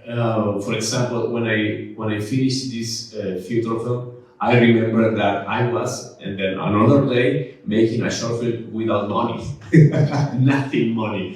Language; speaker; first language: English; non-native, learner; Spanish